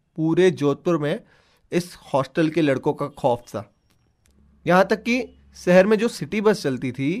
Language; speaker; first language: Hindi; native; Hindi